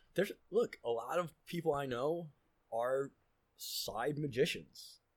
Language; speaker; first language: English; native; English